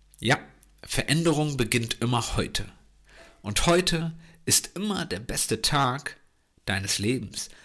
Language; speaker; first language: German; native; German